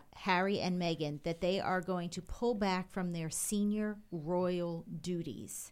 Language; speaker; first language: English; native; English